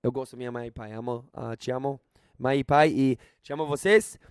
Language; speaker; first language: Portuguese; non-native, learner; English